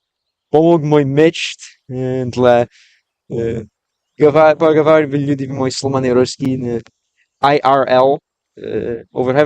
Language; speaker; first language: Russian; non-native, learner; English